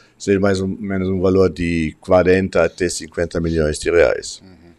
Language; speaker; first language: Portuguese; non-native, fluent; German